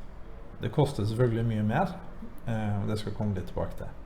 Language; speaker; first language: Norwegian; native; Norwegian